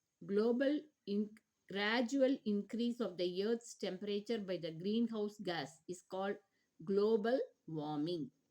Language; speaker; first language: English; non-native, local second language; Tamil